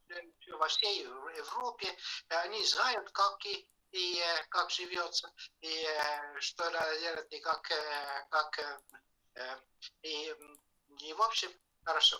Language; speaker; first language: Russian; non-native, fluent; Estonian